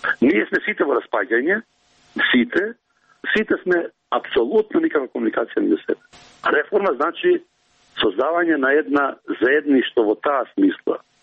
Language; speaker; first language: Macedonian; native; Macedonian